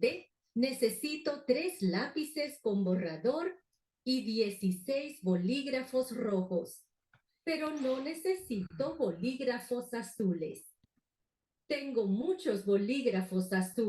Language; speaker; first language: Spanish; non-native, learner; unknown